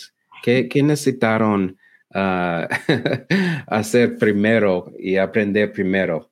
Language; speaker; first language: Spanish; non-native, learner; English